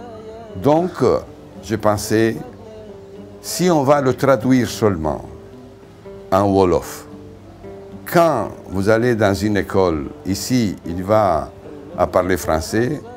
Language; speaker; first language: French; non-native, fluent; Italian